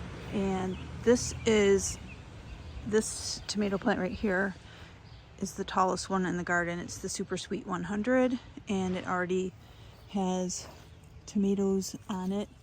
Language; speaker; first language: English; native; English